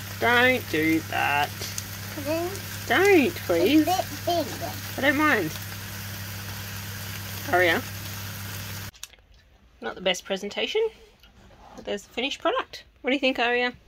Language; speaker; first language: English; native; English